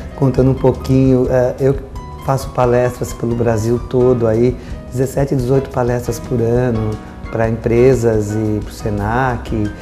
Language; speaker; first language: Portuguese; early bilingual, other home language; Italian